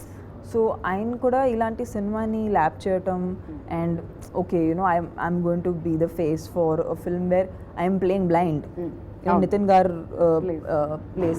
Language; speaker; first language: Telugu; non-native, fluent; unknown